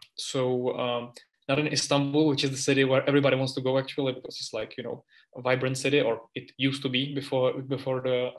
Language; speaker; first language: English; non-native, fluent; Czech